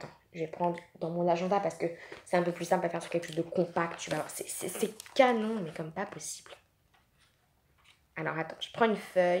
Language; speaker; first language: French; native; French